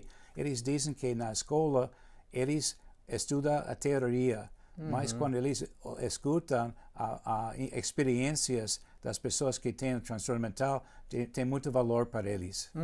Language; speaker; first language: Portuguese; non-native, fluent; English